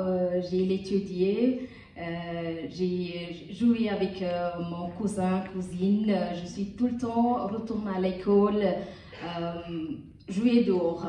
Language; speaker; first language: French; non-native, learner; Tamil